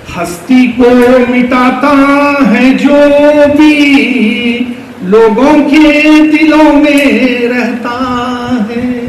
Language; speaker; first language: Urdu; native; Urdu